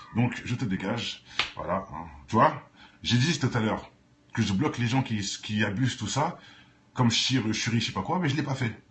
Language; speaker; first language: French; native; French